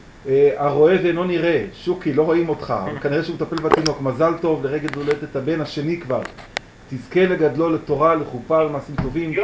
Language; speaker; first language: Hebrew; native; Hebrew